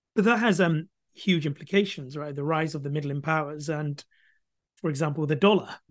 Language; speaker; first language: English; non-native, local second language; Akan